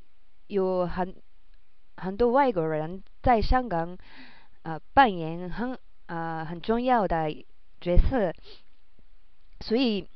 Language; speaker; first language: Chinese; non-native, learner; Japanese